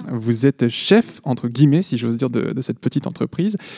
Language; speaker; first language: French; native; French